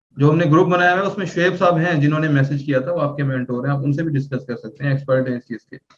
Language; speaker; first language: Urdu; non-native, local second language; Punjabi